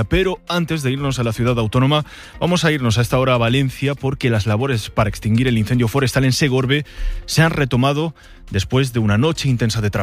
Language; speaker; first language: Spanish; native; Spanish